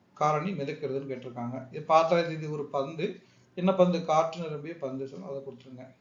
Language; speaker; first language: Tamil; native; Tamil